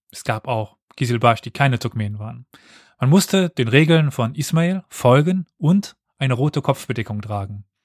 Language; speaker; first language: German; native; German